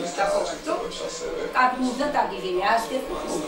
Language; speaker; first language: Russian; non-native, local second language; Georgian